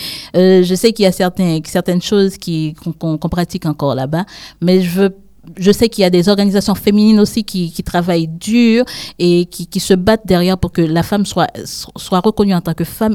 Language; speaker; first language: French; non-native, local second language; Haitian Creole